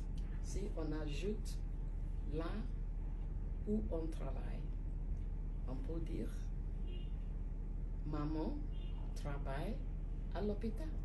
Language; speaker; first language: French; non-native, fluent; Igbo